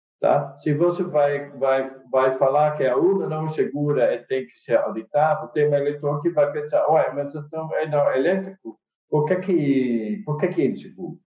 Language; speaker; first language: Portuguese; non-native, fluent; Dutch